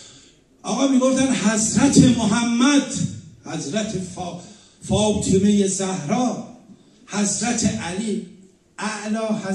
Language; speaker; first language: Persian; native; Persian